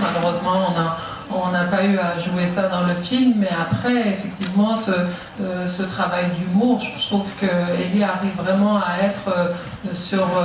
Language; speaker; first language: French; native; French